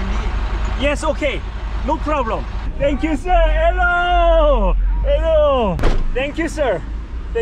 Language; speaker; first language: English; non-native, learner; Korean